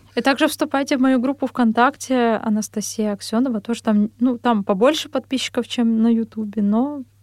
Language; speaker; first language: Russian; native; Russian